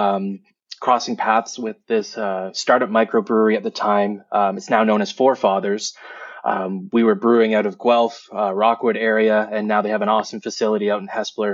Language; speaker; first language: English; native; English